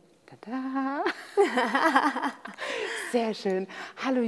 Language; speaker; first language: German; native; German